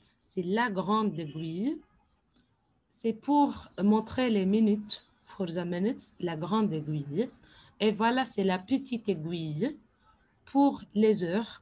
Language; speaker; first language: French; non-native, fluent; Arabic